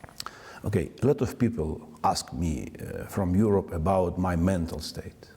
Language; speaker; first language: English; non-native, learner; Ukrainian